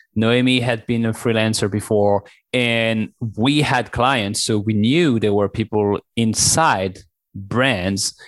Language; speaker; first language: English; non-native, fluent; French